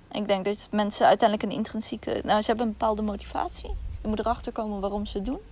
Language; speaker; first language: Dutch; early bilingual, other home language; Russian